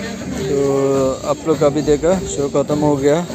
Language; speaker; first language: Hindi; non-native, fluent; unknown